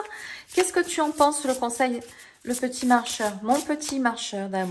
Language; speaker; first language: French; native; French